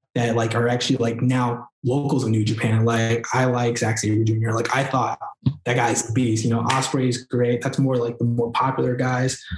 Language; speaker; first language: English; native; English